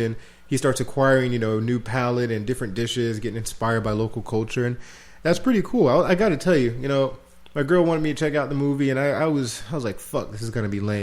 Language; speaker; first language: English; native; English